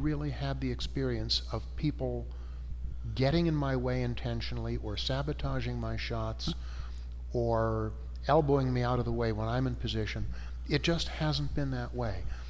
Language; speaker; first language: English; native; English